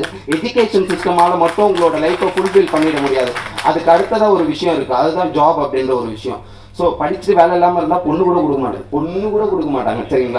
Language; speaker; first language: Tamil; native; Tamil